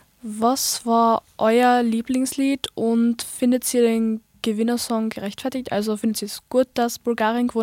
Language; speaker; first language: German; native; German